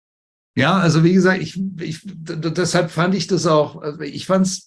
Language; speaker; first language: German; native; German